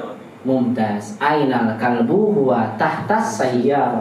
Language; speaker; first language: Arabic; non-native, fluent; Indonesian